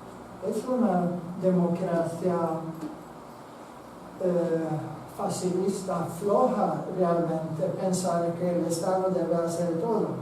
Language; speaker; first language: Spanish; non-native, fluent; Swedish